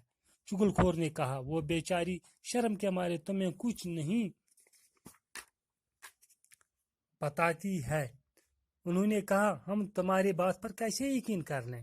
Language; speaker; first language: Hindi; non-native, local second language; Kashmiri